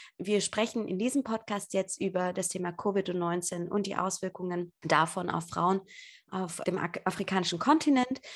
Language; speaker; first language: German; native; German